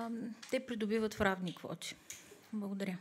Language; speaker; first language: Bulgarian; native; Bulgarian